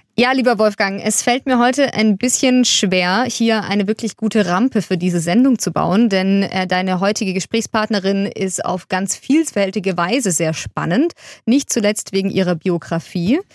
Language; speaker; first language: German; early bilingual, other home language; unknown